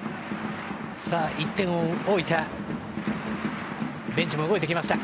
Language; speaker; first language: Japanese; native; Japanese